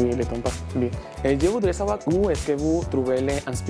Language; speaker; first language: French; non-native, learner; Spanish